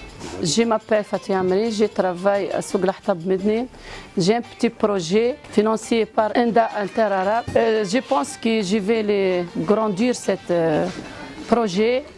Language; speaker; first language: French; non-native, local second language; Arabic